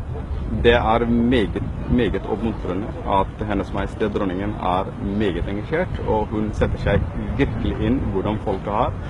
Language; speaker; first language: Norwegian; early bilingual, other home language; Somali